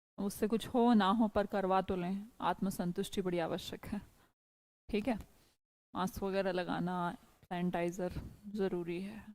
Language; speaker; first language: Hindi; native; Hindi